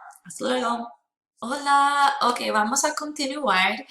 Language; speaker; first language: Spanish; non-native, fluent; English